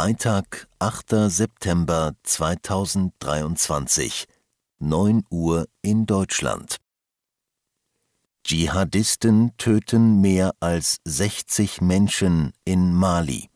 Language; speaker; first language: German; native; German